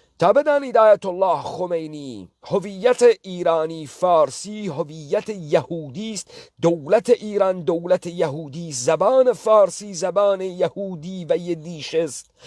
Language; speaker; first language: Persian; non-native, local second language; Kurdish